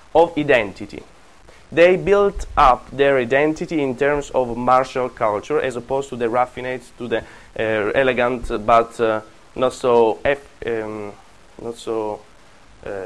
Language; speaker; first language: English; non-native, fluent; Italian